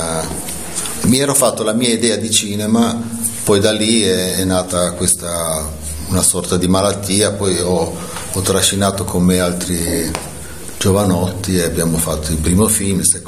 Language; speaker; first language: Italian; native; Italian